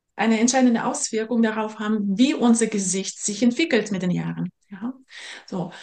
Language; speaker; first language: German; non-native, fluent; Russian